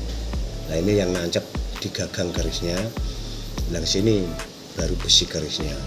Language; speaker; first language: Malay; non-native, local second language; Javanese